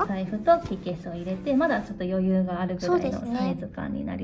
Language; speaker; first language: Japanese; native; Japanese